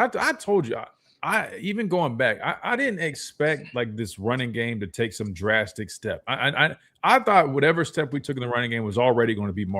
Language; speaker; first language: English; native; English